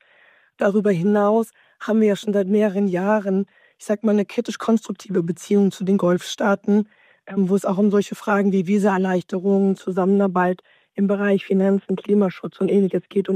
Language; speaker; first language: German; native; German